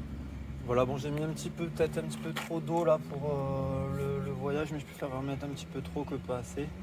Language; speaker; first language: French; native; French